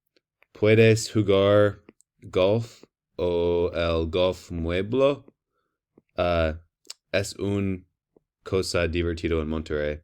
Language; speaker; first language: Spanish; non-native, learner; English